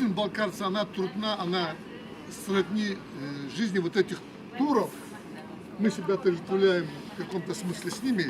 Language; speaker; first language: Russian; non-native, local second language; Karachay-Balkar